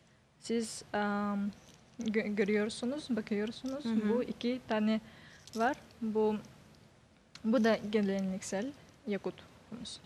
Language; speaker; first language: Turkish; non-native, learner; Yakut